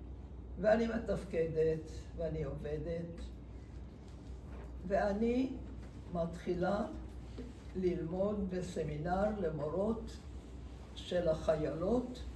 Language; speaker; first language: Hebrew; non-native, fluent; Hungarian